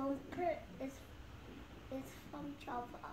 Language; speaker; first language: English; non-native, learner; Indonesian